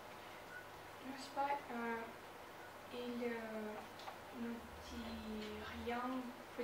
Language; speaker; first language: French; non-native, learner; Russian